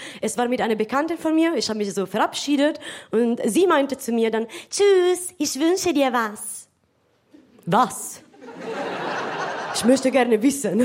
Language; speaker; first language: German; non-native, fluent; Italian